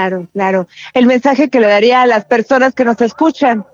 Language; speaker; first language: Spanish; native; Spanish